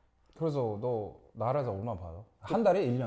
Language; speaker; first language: Korean; early bilingual, other home language; English